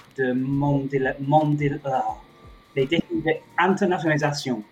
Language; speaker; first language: French; non-native, fluent; English